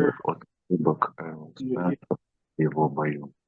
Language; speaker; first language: Russian; native; Russian